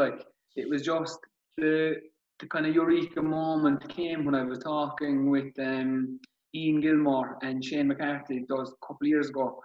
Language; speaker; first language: English; native; English